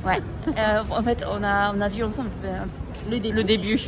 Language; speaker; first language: French; non-native, fluent; Japanese